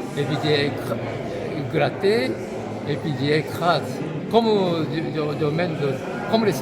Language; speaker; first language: French; non-native, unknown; Japanese